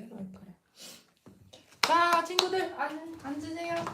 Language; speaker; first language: Korean; non-native, fluent; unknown